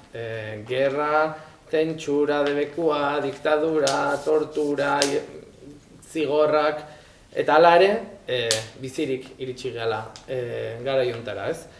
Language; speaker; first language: Basque; native; Basque